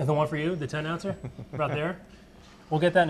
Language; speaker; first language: English; native; English